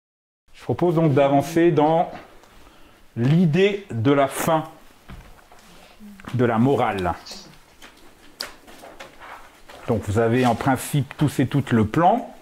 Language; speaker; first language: French; native; French